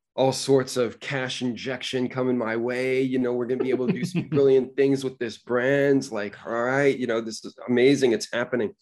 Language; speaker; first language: English; native; English